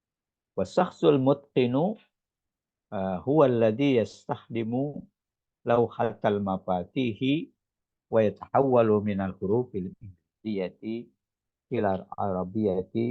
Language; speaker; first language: Arabic; non-native, fluent; Indonesian